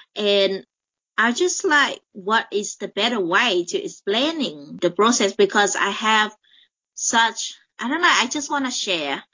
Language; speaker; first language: English; non-native, fluent; Vietnamese